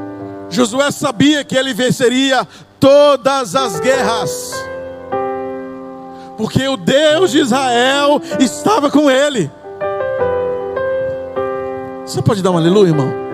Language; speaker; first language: Portuguese; native; Portuguese